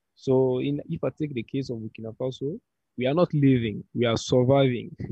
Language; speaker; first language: English; non-native, learner; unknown